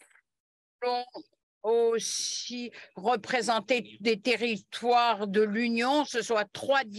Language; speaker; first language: French; non-native, fluent; Catalan